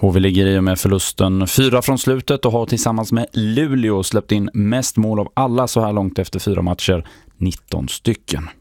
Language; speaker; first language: Swedish; native; Swedish